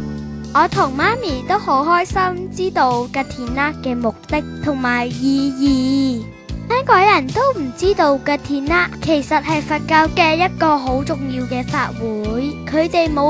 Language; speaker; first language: Cantonese; early bilingual, other home language; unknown